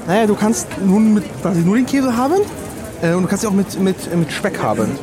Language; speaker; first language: German; early bilingual, other home language; Polish